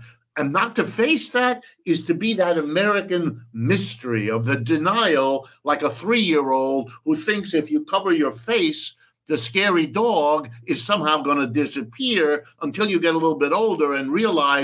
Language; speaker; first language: English; early bilingual, other home language; French